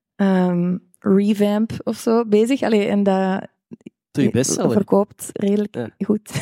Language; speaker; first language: Dutch; native; Dutch